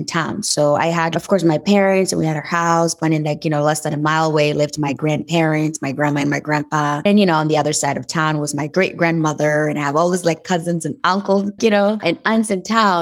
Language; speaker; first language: English; non-native, fluent; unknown